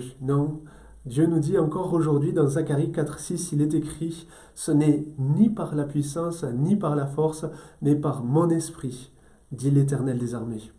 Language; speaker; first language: French; native; French